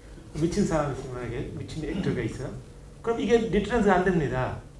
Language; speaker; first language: Korean; non-native, learner; Hindi